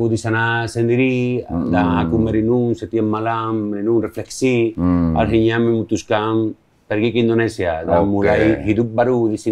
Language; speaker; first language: Indonesian; non-native, learner; Spanish